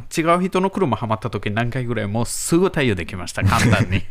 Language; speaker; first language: Japanese; non-native, fluent; Bangla